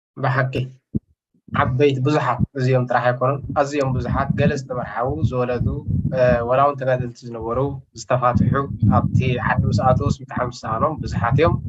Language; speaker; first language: Tigrinya; native; Tigrinya